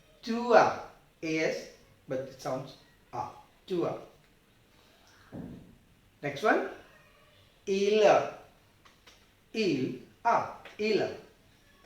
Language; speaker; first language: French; non-native, fluent; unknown